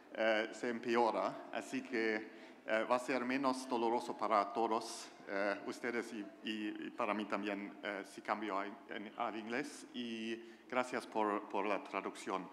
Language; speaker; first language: Spanish; non-native, fluent; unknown